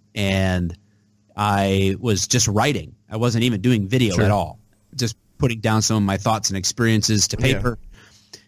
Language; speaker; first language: English; native; English